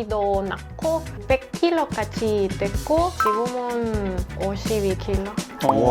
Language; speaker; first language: Korean; non-native, learner; Spanish